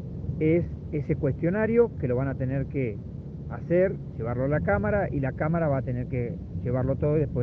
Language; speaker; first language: Spanish; native; Spanish